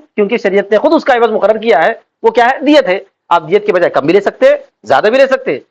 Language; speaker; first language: Urdu; native; Urdu